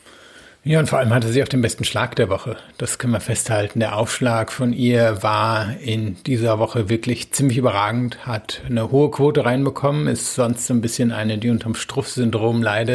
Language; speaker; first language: German; native; German